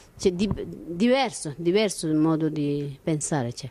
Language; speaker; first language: Italian; non-native, learner; Tibetan